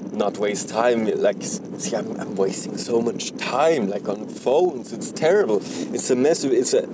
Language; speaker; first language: English; non-native, fluent; German